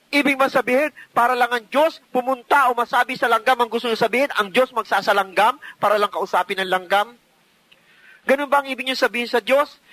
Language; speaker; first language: Filipino; native; Filipino